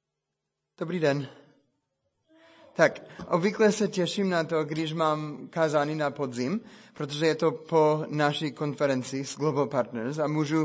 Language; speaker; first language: Czech; non-native, fluent; English